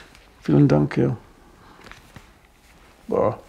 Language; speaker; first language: German; non-native, fluent; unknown